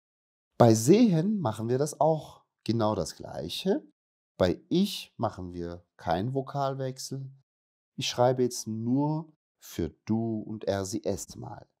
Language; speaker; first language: German; non-native, fluent; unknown